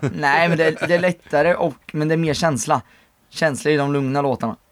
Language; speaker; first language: Swedish; native; Swedish